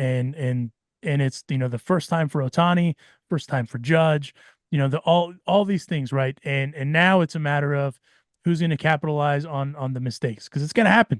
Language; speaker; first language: English; native; English